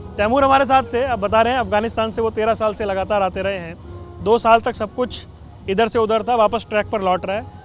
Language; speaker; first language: Hindi; native; Hindi